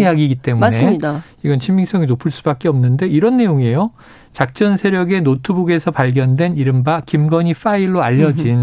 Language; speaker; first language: Korean; native; Korean